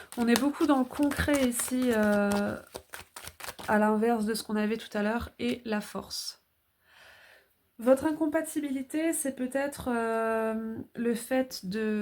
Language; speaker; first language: French; native; French